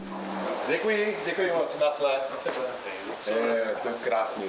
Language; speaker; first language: Czech; non-native, learner; Korean